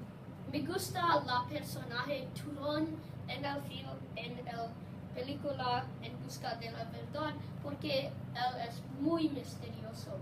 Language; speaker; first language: Spanish; non-native, learner; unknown